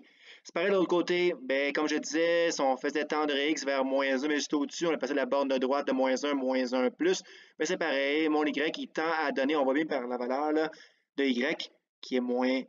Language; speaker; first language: French; native; French